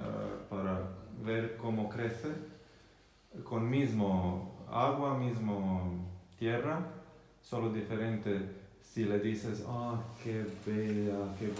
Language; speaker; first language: Spanish; non-native, fluent; Croatian